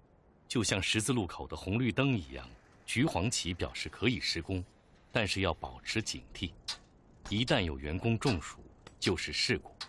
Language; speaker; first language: Chinese; native; Chinese